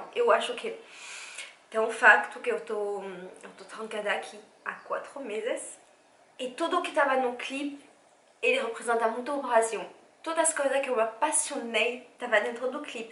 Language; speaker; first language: Portuguese; non-native, fluent; French